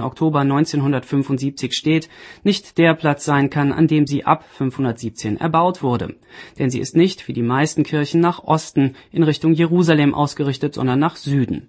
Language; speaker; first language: German; native; German